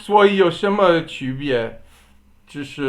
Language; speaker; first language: Chinese; non-native, learner; English